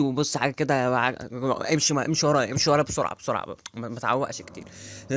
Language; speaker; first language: Arabic; native; Arabic